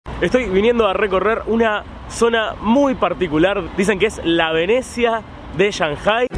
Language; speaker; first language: Spanish; native; Spanish